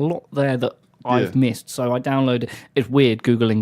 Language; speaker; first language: English; native; English